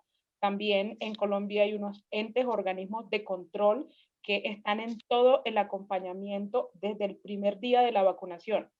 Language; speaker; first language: Spanish; native; Spanish